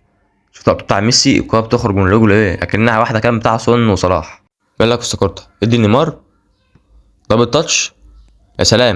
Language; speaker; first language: Arabic; native; Arabic